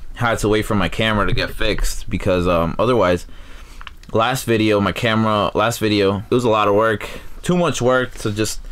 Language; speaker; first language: English; early bilingual, other home language; Spanish